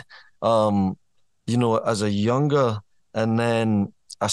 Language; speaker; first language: English; native; English